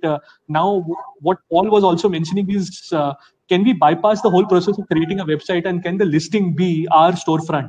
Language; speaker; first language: English; non-native, local second language; Hindi